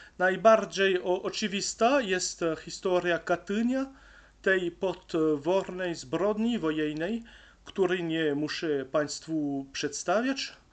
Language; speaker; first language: Polish; non-native, learner; French